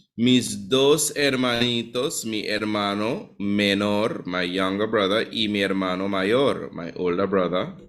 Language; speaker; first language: Spanish; non-native, fluent; English